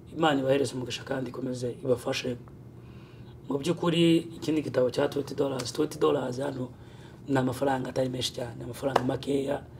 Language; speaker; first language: Kinyarwanda; early bilingual, heritage; Kinyarwanda